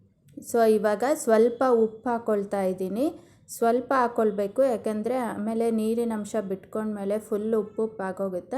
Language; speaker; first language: Kannada; native; Kannada